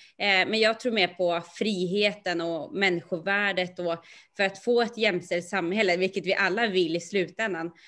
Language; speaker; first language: Swedish; native; Swedish